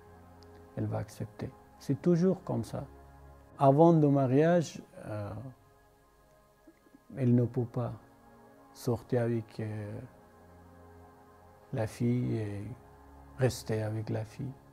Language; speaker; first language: French; non-native, learner; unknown